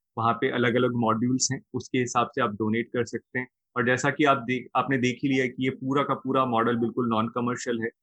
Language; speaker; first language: Hindi; native; Hindi